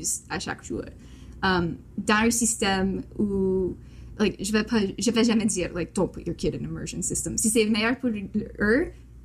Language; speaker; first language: French; native; French